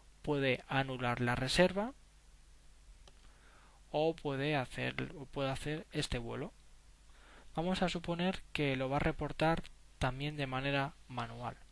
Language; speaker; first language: Spanish; native; Spanish